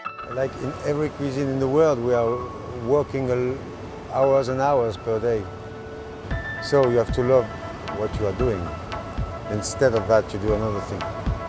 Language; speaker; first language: English; non-native, fluent; French